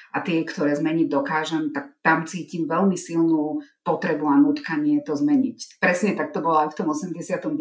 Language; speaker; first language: Slovak; non-native, local second language; Hungarian